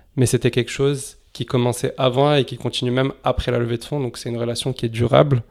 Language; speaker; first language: French; non-native, local second language; Arabic